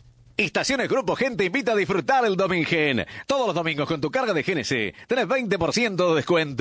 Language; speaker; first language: Spanish; native; Spanish